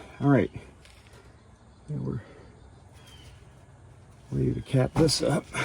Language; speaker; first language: English; native; English